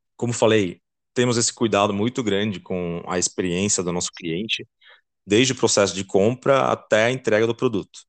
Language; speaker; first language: Portuguese; non-native, fluent; Dutch